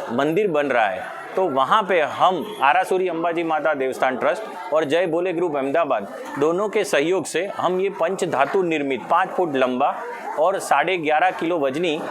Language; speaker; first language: Hindi; non-native, local second language; Gujarati